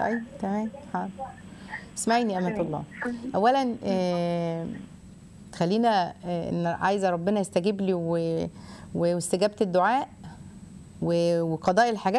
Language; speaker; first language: Arabic; native; Arabic